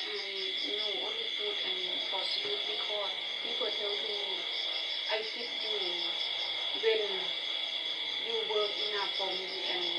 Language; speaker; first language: English; non-native, learner; Thai